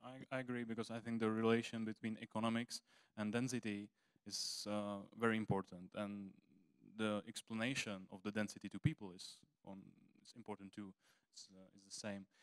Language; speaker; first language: English; non-native, fluent; Czech